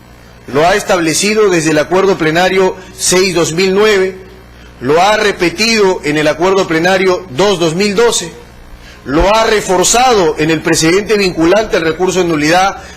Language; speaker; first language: Spanish; native; Spanish